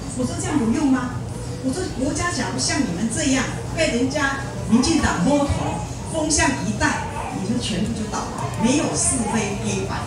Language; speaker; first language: Chinese; non-native, local second language; Hakka Chinese